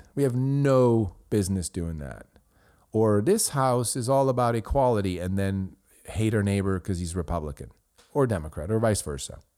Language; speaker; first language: English; non-native, fluent; Swiss German